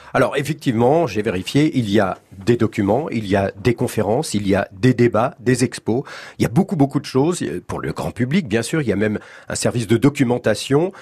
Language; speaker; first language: French; native; French